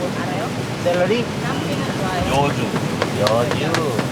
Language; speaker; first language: Korean; native; Korean